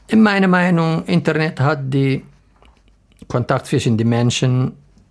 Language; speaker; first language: German; non-native, learner; Arabic